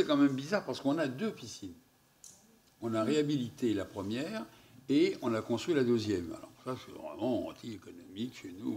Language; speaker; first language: French; native; French